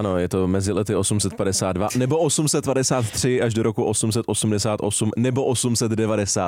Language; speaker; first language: Czech; native; Czech